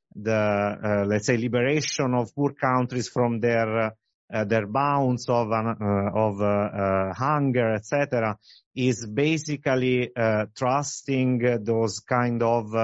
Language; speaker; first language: English; non-native, fluent; Italian